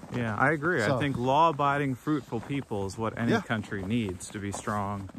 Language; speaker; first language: English; native; English